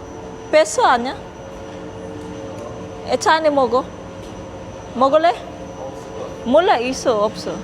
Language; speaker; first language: Korean; non-native, local second language; Filipino